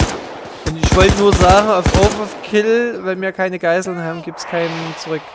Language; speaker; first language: German; native; German